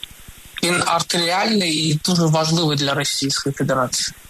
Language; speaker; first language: Ukrainian; non-native, local second language; Russian